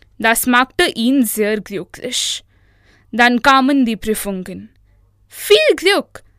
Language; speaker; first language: German; non-native, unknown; Hindi